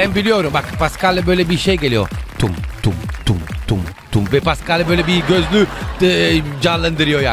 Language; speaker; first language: Turkish; non-native, learner; Italian